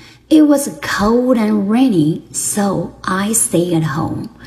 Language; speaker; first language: English; non-native, fluent; Chinese